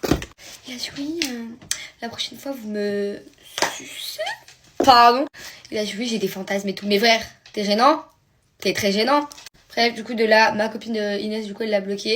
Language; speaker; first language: French; native; French